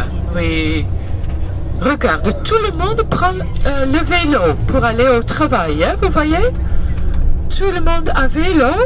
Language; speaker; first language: French; early bilingual, heritage; Dutch